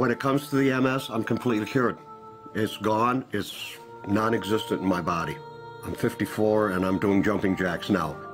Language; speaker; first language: English; native; English